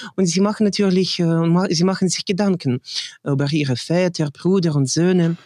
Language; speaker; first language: German; non-native, fluent; Russian